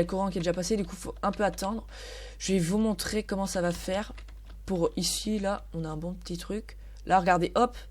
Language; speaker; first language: French; native; French